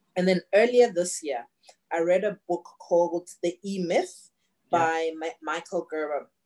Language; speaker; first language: English; non-native, local second language; Tswana